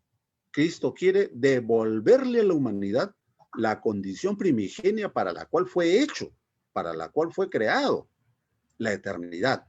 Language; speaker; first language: Spanish; native; Spanish